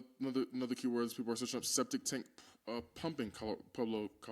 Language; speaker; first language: English; native; English